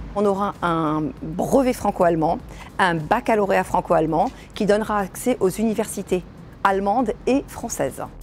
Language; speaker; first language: French; native; French